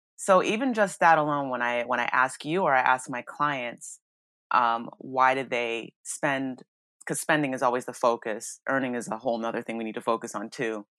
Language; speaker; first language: English; early bilingual, other home language; Yoruba